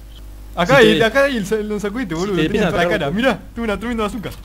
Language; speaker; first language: Spanish; native; Spanish